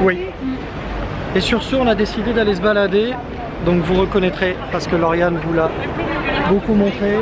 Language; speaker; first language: French; native; French